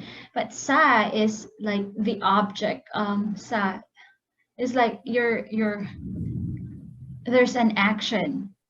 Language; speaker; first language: English; non-native, local second language; Filipino